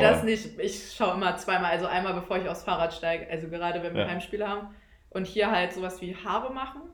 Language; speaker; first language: German; native; German